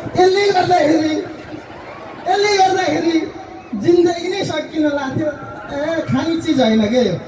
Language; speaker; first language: Nepali; native; Nepali